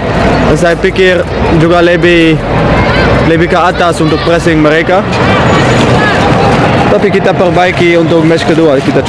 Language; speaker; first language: Indonesian; non-native, fluent; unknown